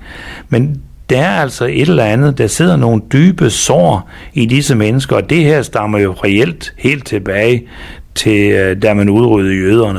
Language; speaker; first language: Danish; native; Danish